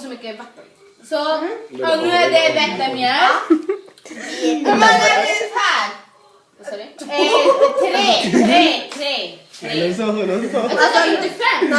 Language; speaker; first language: Swedish; early bilingual, other home language; Spanish